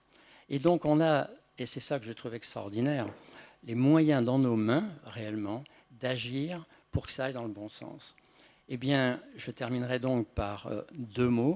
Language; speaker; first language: French; native; French